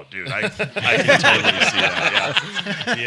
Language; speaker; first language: English; native; English